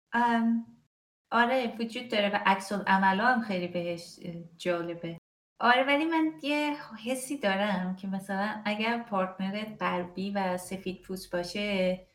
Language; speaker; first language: Persian; native; Persian